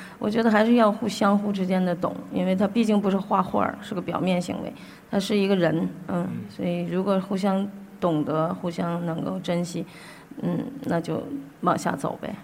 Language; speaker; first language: Chinese; native; Chinese